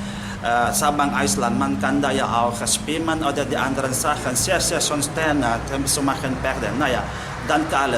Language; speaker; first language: German; non-native, learner; Indonesian